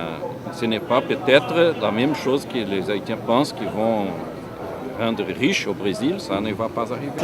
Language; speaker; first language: French; non-native, fluent; Portuguese